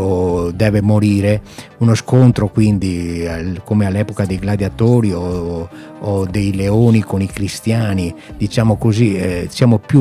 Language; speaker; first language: Italian; native; Italian